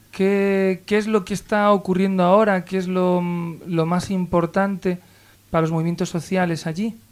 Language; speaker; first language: Spanish; native; Spanish